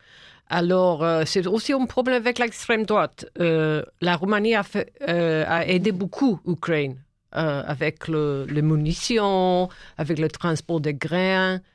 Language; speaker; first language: French; non-native, fluent; English